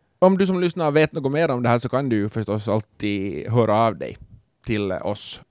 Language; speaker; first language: Swedish; native; Swedish